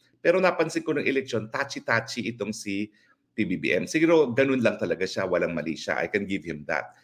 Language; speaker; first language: Filipino; native; Filipino